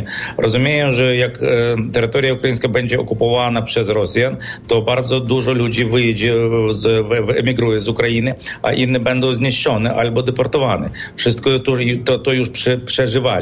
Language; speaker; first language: Polish; non-native, fluent; Ukrainian